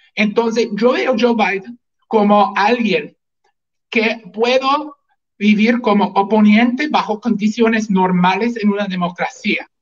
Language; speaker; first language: Spanish; non-native, fluent; English